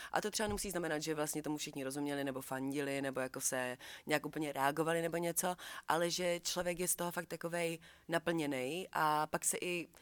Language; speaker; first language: Czech; native; Czech